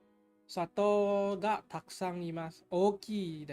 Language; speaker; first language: Japanese; non-native, learner; English